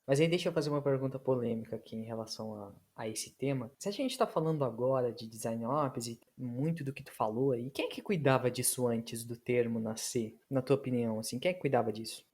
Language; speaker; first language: Portuguese; native; Portuguese